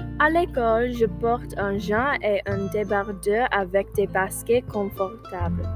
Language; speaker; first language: French; non-native, learner; English